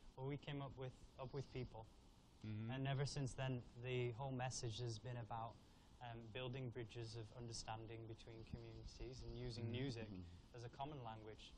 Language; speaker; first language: English; native; English